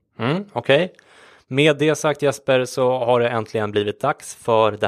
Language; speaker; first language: Swedish; native; Swedish